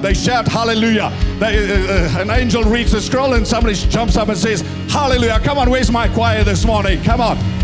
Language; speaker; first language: English; non-native, local second language; Afrikaans